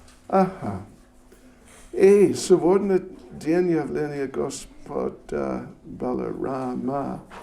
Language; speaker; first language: Russian; non-native, learner; English